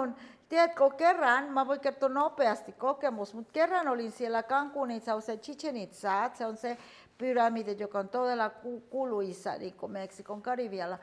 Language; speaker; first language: Finnish; non-native, fluent; Spanish